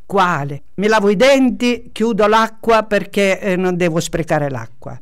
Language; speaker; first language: Italian; native; Italian